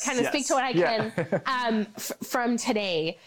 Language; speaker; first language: English; native; English